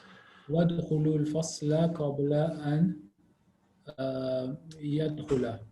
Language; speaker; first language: Arabic; non-native, learner; English